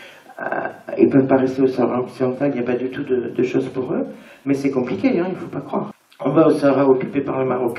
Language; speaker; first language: French; native; French